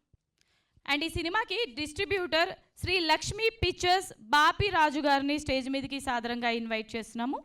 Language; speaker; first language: Telugu; native; Telugu